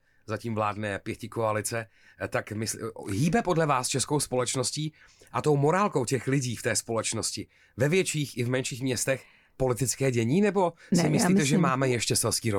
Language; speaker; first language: Czech; native; Czech